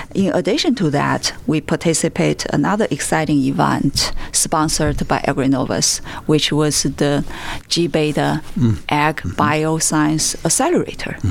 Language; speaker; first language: English; non-native, fluent; Chinese